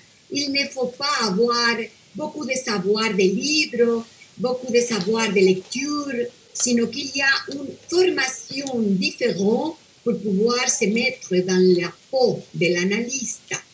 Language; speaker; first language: French; non-native, fluent; Spanish